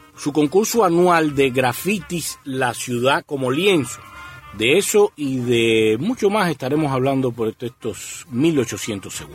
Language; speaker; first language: Spanish; native; Spanish